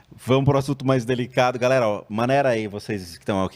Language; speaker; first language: Portuguese; native; Portuguese